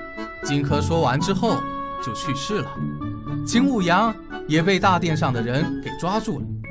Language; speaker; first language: Chinese; native; Chinese